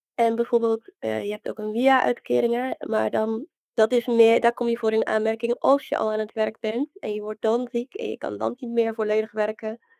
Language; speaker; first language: Dutch; native; Dutch